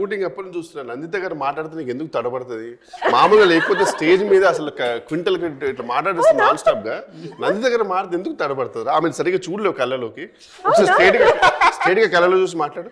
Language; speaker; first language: Telugu; native; Telugu